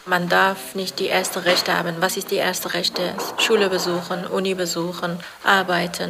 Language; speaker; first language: German; non-native, learner; Persian